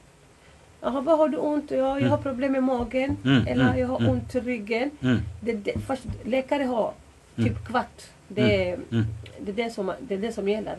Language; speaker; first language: Swedish; non-native, fluent; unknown